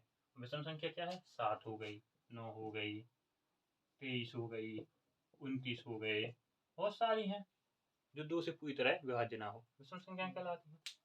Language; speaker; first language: Hindi; native; Hindi